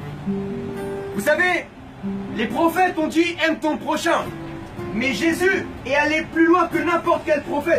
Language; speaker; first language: French; native; French